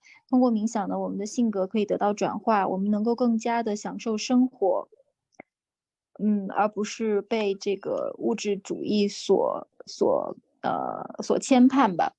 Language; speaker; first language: Chinese; native; Chinese